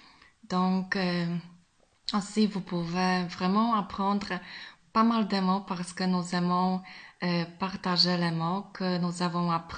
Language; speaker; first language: French; non-native, learner; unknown